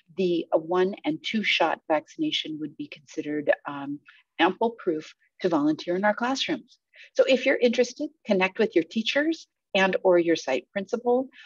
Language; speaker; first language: English; native; English